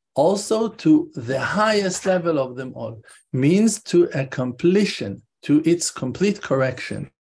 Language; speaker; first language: English; non-native, fluent; Hebrew